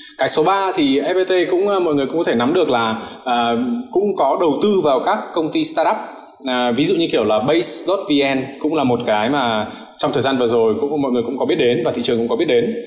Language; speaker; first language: Vietnamese; early bilingual, heritage; Vietnamese